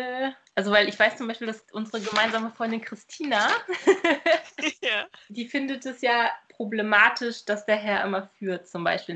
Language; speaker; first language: German; native; German